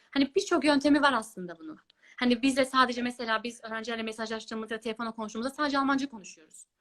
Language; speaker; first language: Turkish; early bilingual, other home language; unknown